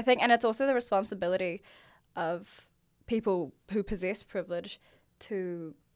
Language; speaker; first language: English; native; English